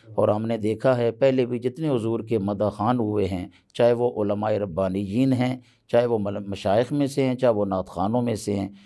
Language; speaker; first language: Urdu; non-native, local second language; Punjabi